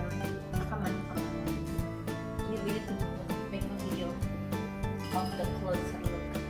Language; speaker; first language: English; non-native, fluent; Indonesian